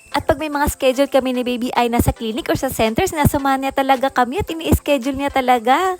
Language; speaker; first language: Filipino; native; Filipino